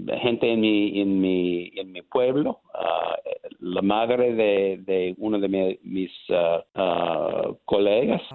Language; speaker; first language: Spanish; non-native, learner; English